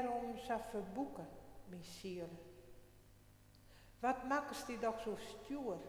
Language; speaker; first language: Dutch; non-native, local second language; Western Frisian